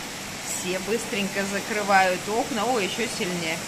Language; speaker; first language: Russian; native; Russian